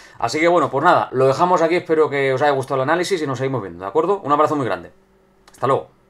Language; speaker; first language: Spanish; native; Spanish